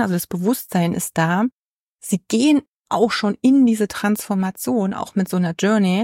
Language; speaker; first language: German; native; German